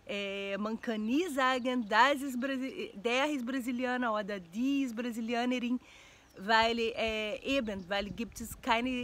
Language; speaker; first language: German; non-native, learner; Portuguese